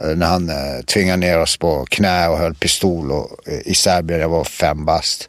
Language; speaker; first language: Swedish; early bilingual, other home language; Serbian